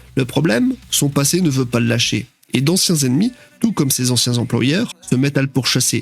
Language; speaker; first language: French; native; French